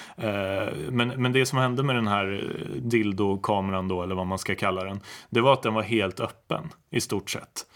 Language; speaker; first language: Swedish; native; Swedish